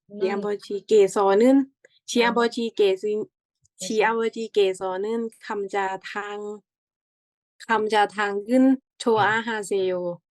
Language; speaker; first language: Korean; non-native, learner; Thai